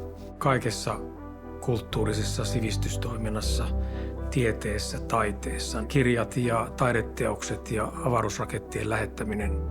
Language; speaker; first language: Finnish; native; Finnish